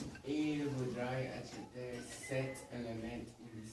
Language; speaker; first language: French; non-native, learner; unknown